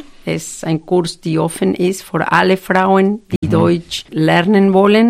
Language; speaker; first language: German; non-native, fluent; Spanish